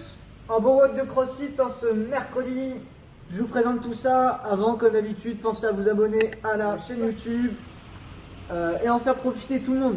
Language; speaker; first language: French; native; French